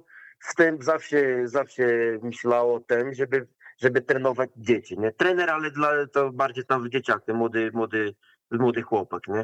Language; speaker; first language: Polish; non-native, learner; Portuguese